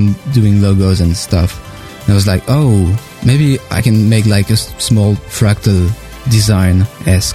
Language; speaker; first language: English; non-native, fluent; French